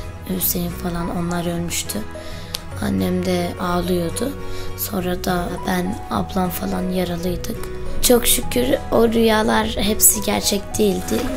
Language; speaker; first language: Turkish; early bilingual, other home language; Arabic